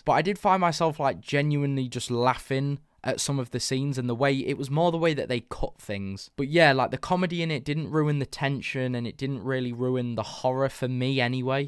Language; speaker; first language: English; native; English